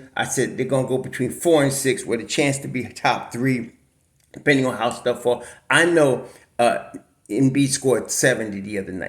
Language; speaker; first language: English; native; English